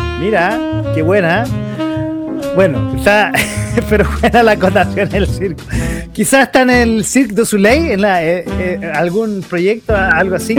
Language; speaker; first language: Spanish; native; Spanish